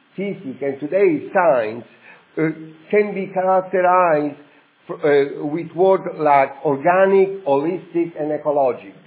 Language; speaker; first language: English; non-native, fluent; Italian